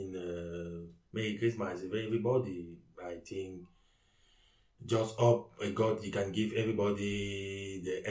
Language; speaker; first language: English; non-native, learner; French